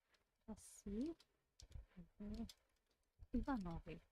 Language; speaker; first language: Russian; non-native, learner; English